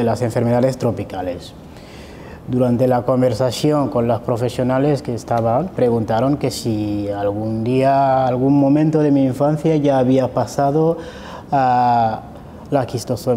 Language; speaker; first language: Spanish; non-native, fluent; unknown